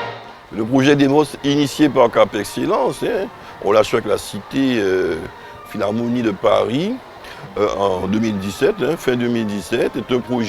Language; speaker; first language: French; native; French